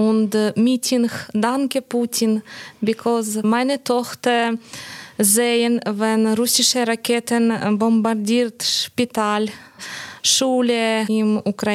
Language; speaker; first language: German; non-native, learner; Ukrainian